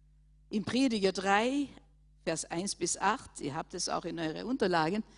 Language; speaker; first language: German; non-native, fluent; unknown